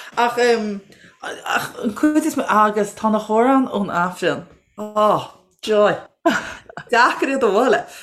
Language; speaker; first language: Irish; non-native, local second language; English